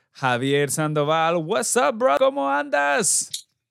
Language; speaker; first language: Spanish; early bilingual, heritage; Spanish